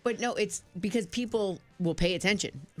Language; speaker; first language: English; native; English